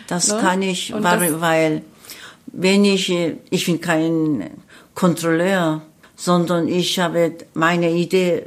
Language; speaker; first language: German; non-native, learner; Korean